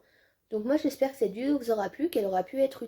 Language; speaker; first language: French; native; French